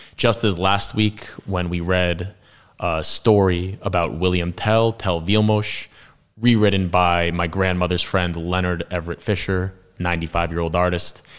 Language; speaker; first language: English; native; English